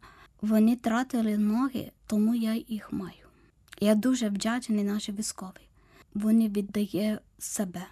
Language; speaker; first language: Ukrainian; non-native, learner; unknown